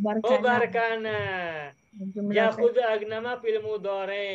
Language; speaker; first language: Arabic; non-native, fluent; Indonesian